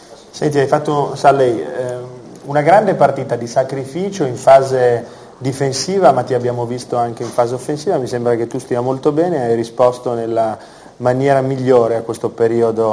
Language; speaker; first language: Italian; native; Italian